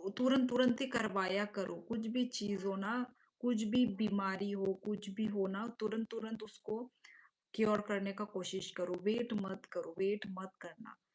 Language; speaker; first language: Hindi; non-native, local second language; Kok Borok